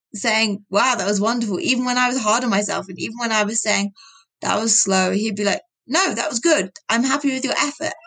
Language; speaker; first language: English; native; English